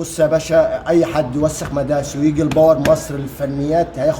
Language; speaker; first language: Arabic; native; Arabic